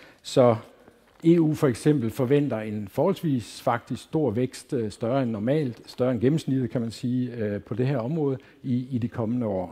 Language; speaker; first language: Danish; native; Danish